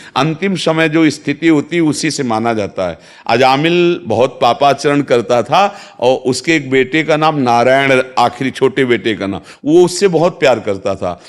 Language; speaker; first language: Hindi; native; Hindi